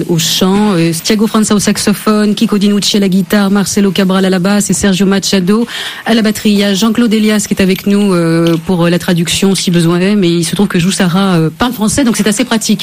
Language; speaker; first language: French; native; French